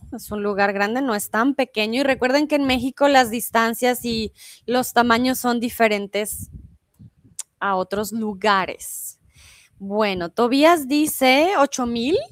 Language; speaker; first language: Spanish; native; Spanish